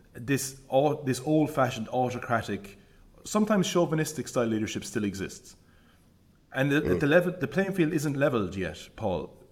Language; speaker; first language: English; native; English